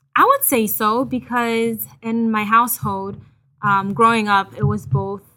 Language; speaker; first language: English; early bilingual, other home language; Haitian Creole